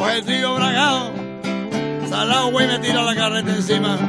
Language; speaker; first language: Spanish; native; Spanish